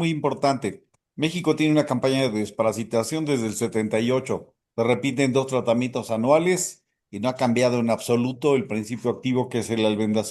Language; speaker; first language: Spanish; native; Spanish